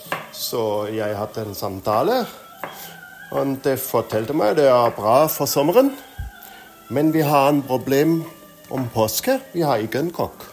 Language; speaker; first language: Norwegian; non-native, learner; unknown